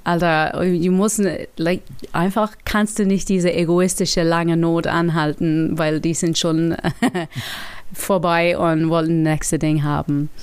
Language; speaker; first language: German; non-native, learner; English